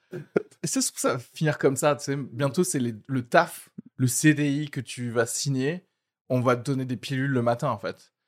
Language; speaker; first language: French; early bilingual, other home language; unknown